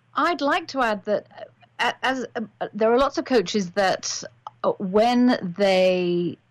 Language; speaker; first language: English; native; English